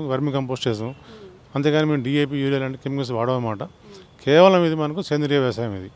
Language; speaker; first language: Telugu; native; Telugu